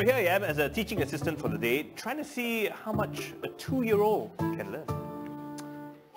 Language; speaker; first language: English; native; English